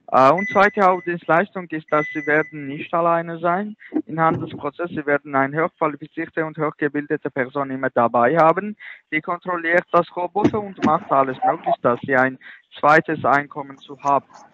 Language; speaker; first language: German; non-native, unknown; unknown